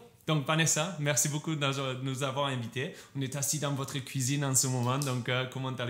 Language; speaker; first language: French; native; French